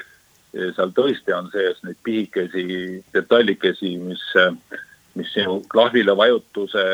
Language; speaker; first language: Estonian; native; Estonian